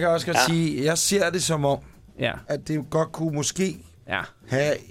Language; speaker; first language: Danish; native; Danish